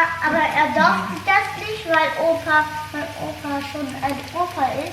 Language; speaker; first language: German; early bilingual, heritage; German